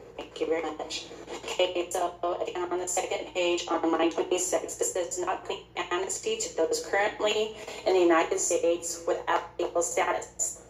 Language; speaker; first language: English; native; English